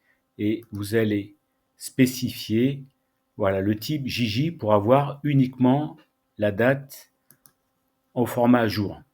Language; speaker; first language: French; native; French